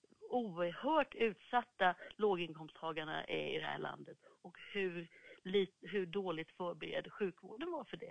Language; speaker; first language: Swedish; native; Swedish